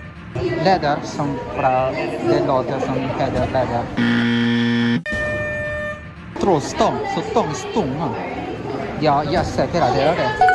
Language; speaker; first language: Swedish; non-native, learner; Filipino